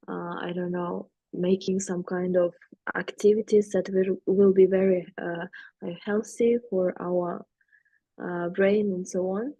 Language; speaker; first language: English; non-native, learner; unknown